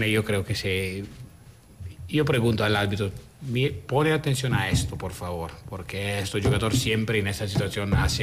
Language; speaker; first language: Spanish; non-native, fluent; Italian